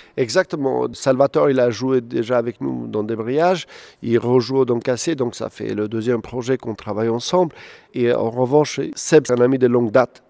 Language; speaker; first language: French; non-native, fluent; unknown